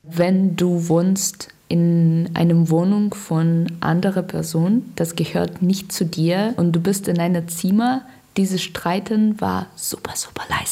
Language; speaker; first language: German; non-native, learner; Russian